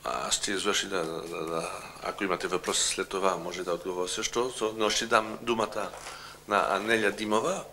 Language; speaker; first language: Bulgarian; non-native, learner; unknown